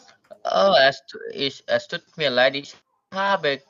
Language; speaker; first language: German; non-native, learner; Bangla